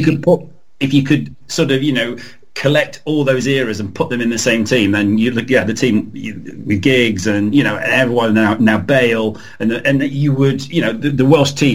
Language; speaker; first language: English; native; English